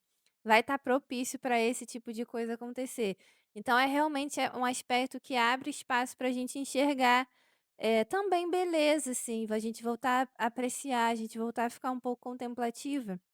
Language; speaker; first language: Portuguese; native; Portuguese